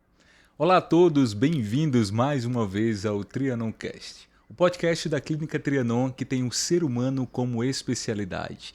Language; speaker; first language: Portuguese; native; Portuguese